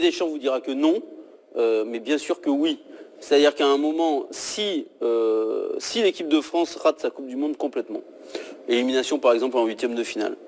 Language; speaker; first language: French; native; French